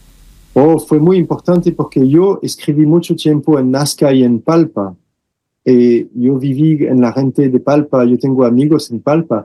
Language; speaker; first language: Spanish; non-native, fluent; French